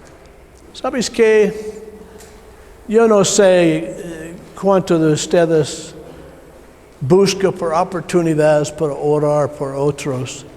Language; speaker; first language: Spanish; non-native, learner; English